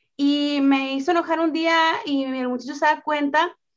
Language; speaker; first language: Spanish; native; Spanish